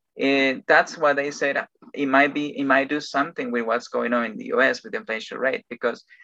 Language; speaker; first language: English; non-native, fluent; Spanish